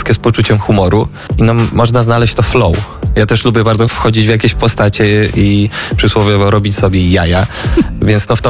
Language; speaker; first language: Polish; native; Polish